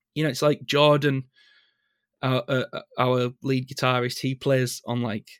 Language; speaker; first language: English; native; English